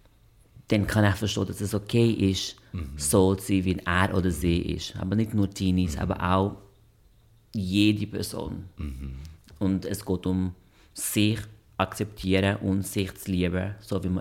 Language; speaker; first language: German; non-native, fluent; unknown